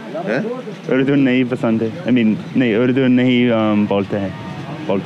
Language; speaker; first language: Hindi; non-native, learner; English